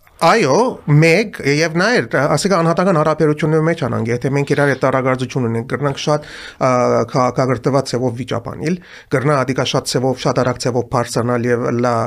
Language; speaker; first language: Armenian; native; Armenian